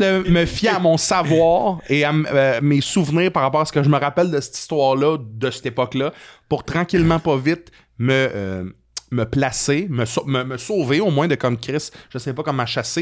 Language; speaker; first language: French; native; French